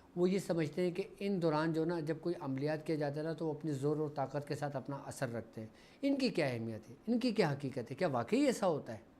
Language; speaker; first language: Urdu; native; Urdu